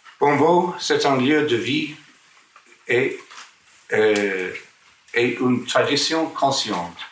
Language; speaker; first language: French; non-native, fluent; English